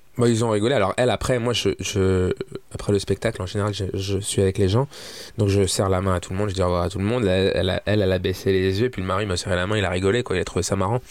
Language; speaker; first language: French; early bilingual, other home language; Arabic